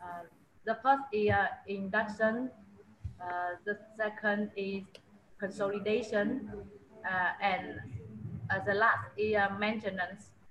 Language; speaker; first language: English; non-native, learner; Vietnamese